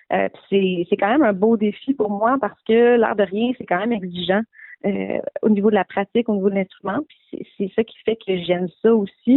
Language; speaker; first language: French; native; French